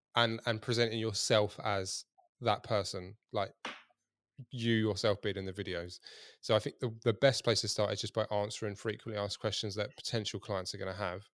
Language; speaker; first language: English; native; English